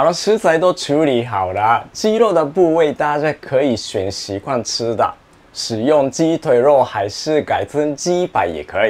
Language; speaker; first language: Chinese; non-native, fluent; Japanese